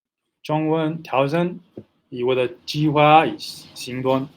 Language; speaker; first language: Chinese; non-native, learner; Nepali